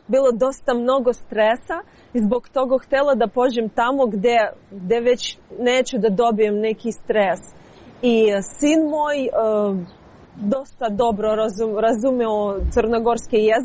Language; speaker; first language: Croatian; non-native, learner; Ukrainian